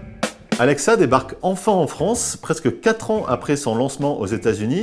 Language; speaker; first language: French; native; French